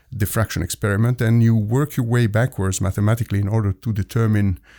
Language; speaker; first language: English; non-native, fluent; Arabic